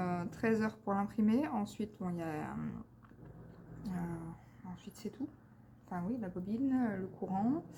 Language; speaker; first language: French; native; French